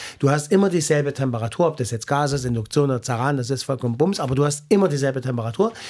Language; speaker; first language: German; native; German